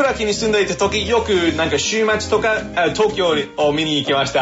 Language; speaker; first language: Japanese; non-native, fluent; English